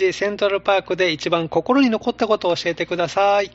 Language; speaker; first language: Japanese; native; Japanese